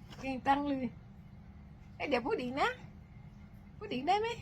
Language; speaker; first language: Thai; native; Thai